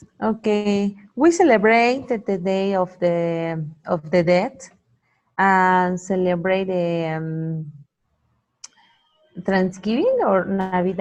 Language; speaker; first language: English; non-native, learner; Spanish